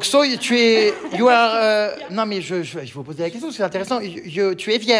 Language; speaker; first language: French; native; French